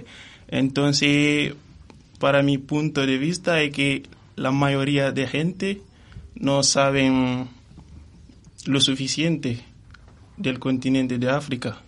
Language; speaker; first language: Spanish; non-native, fluent; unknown